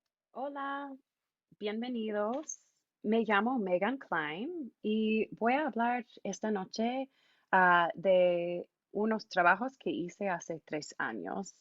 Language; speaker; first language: Spanish; non-native, fluent; English